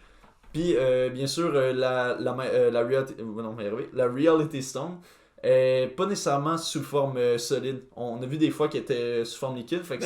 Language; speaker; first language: French; native; French